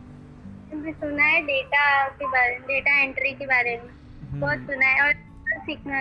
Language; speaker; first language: Hindi; non-native, local second language; Gujarati